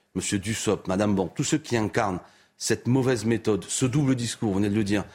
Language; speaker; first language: French; native; French